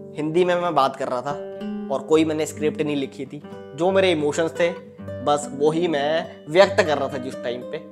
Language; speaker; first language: Hindi; non-native, local second language; Punjabi